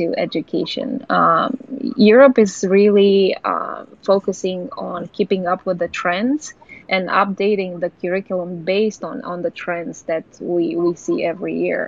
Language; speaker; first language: English; non-native, fluent; Romanian